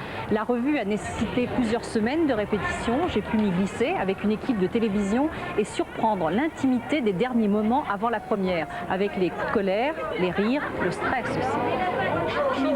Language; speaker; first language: French; native; French